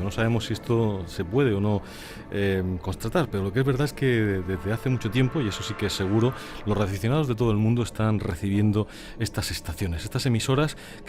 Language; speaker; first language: Spanish; native; Spanish